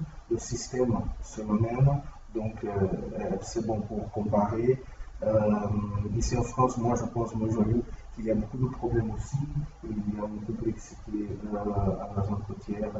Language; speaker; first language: French; non-native, learner; Portuguese